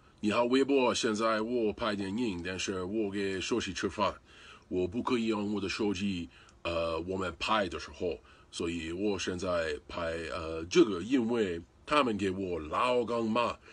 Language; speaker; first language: Chinese; non-native, learner; English